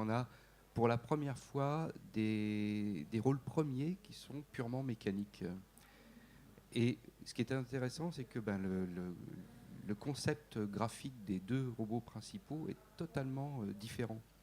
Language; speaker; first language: French; native; French